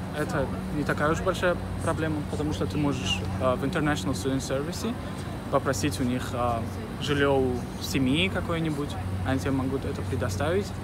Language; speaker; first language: Russian; non-native, local second language; Tajik